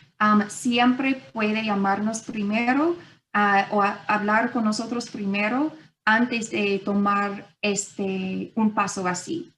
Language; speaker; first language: Spanish; non-native, fluent; English